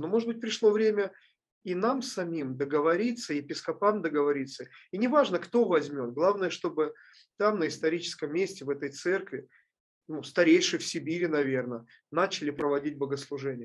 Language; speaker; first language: Russian; native; Russian